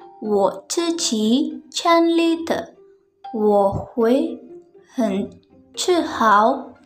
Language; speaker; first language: Chinese; non-native, learner; Indonesian